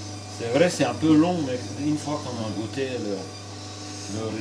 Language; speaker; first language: French; non-native, fluent; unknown